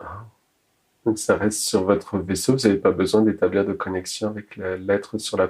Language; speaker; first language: French; native; French